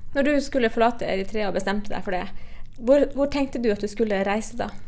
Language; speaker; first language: Norwegian; native; Norwegian